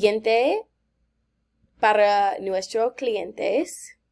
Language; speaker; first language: Spanish; non-native, learner; English